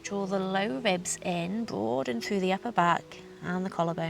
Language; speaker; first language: English; native; English